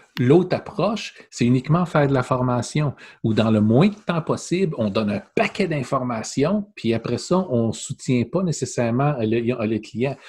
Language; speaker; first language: French; native; French